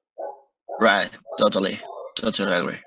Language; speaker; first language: English; non-native, learner; Spanish